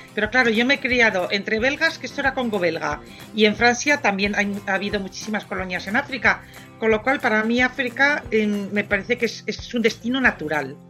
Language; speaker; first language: Spanish; non-native, fluent; French